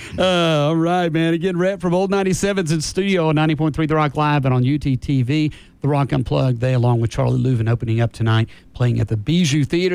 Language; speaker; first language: English; native; English